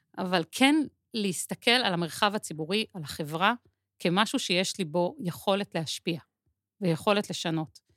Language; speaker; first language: Hebrew; native; Hebrew